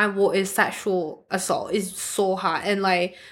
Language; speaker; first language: English; non-native, local second language; Cantonese